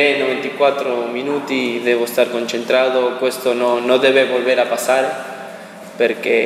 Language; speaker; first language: Italian; non-native, learner; Spanish